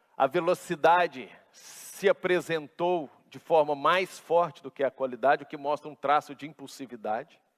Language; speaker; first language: Portuguese; native; Portuguese